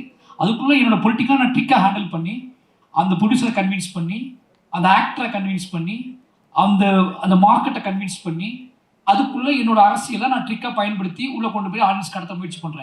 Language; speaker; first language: Tamil; native; Tamil